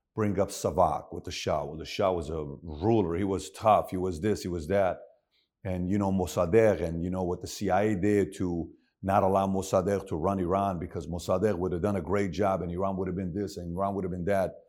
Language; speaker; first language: English; early bilingual, other home language; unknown